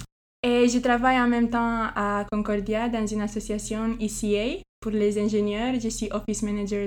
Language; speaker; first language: French; non-native, fluent; Romanian